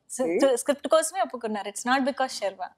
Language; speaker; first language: Telugu; native; Telugu